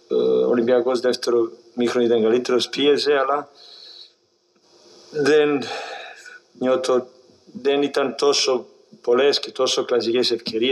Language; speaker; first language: Greek; non-native, fluent; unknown